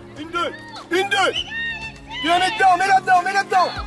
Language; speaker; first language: French; native; French